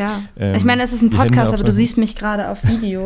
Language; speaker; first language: German; native; German